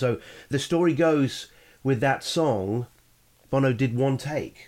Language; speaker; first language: English; native; English